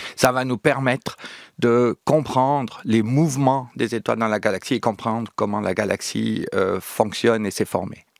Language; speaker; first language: French; native; French